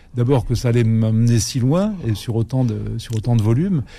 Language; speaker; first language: French; native; French